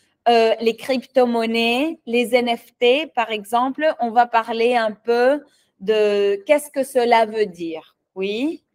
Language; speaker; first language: French; non-native, fluent; Spanish